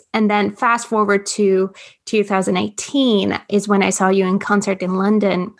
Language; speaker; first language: English; non-native, fluent; Latvian